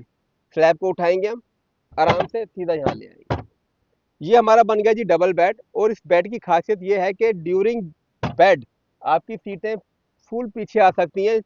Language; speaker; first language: Hindi; native; Hindi